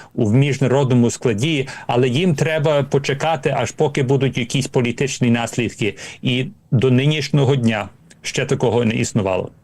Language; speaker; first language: Ukrainian; early bilingual, heritage; Ukrainian